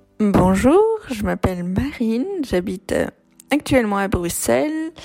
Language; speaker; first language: French; native; French